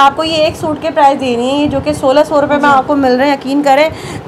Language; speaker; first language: Urdu; native; Urdu